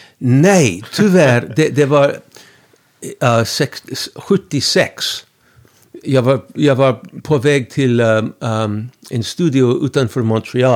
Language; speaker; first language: Swedish; non-native, fluent; English